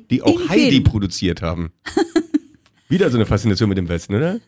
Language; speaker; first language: German; native; German